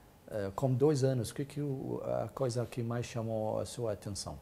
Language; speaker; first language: Portuguese; non-native, fluent; Arabic